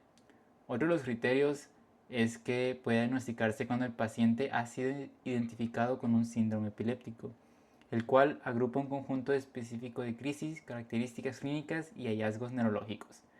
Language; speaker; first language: Spanish; native; Spanish